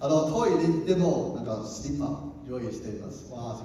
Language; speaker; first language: Japanese; non-native, learner; Cantonese